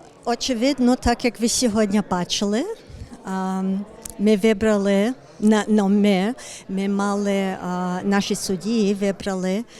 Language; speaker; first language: Ukrainian; early bilingual, heritage; Ukrainian